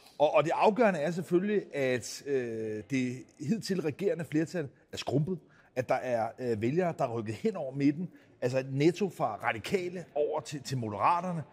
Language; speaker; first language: Danish; native; Danish